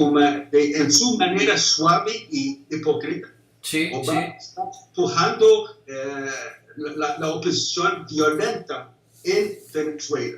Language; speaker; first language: Spanish; non-native, fluent; English